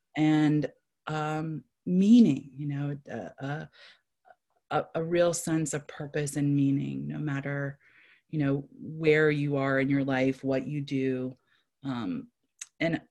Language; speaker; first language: English; native; English